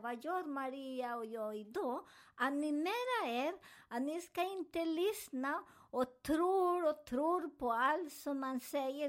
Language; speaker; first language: Swedish; non-native, fluent; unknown